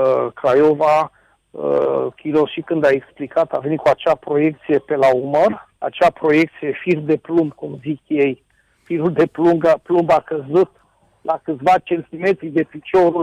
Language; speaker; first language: Romanian; native; Romanian